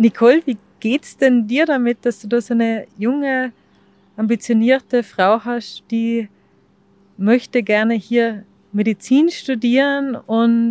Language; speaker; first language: German; native; German